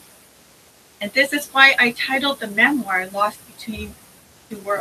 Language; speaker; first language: English; native; English